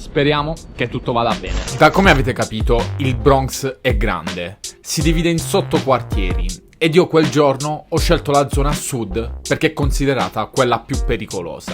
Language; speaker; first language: Italian; native; Italian